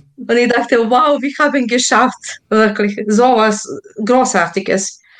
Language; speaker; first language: German; non-native, fluent; Serbian